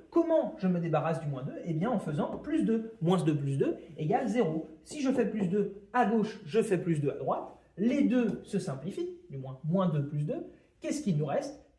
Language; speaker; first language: French; native; French